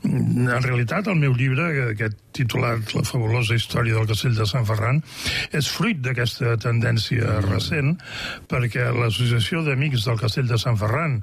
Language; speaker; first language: Catalan; native; Catalan